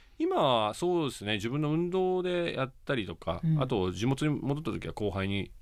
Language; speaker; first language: Japanese; native; Japanese